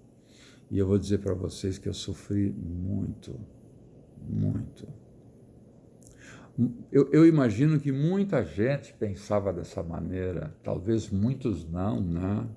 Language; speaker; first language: Portuguese; native; Portuguese